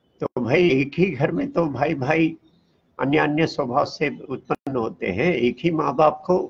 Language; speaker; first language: Hindi; non-native, local second language; Tamil